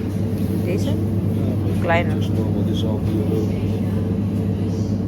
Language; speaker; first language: Dutch; non-native, learner; Cebuano